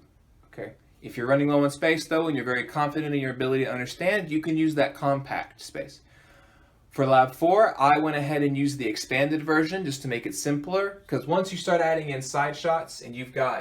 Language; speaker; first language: English; native; English